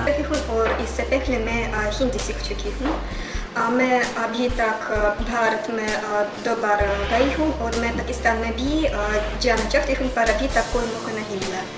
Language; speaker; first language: Hindi; non-native, fluent; Russian